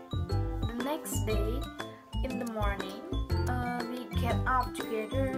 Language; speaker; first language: English; non-native, learner; Indonesian